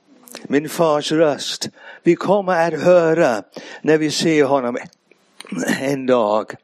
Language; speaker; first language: Swedish; non-native, fluent; English